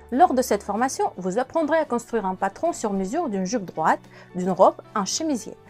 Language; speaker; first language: French; non-native, fluent; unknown